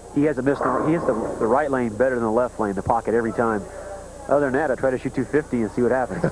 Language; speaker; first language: English; native; English